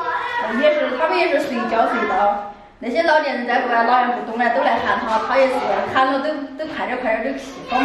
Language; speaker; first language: Chinese; native; Chinese